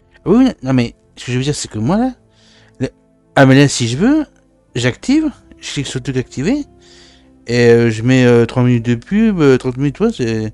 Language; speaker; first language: French; native; French